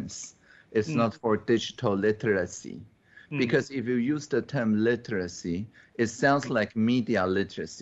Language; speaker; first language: English; non-native, fluent; Chinese